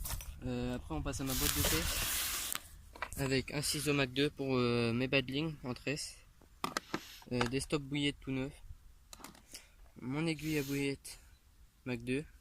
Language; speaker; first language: French; native; French